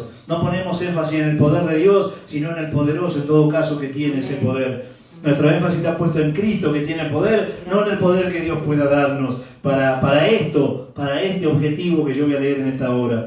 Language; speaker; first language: Spanish; native; Spanish